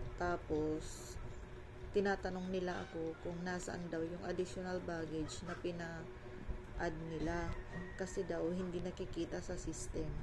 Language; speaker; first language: Filipino; non-native, local second language; Waray